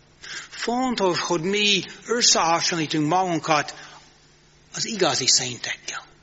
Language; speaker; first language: Hungarian; non-native, fluent; English